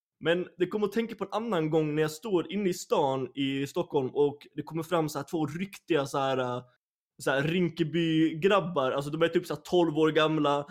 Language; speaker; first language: Swedish; native; Swedish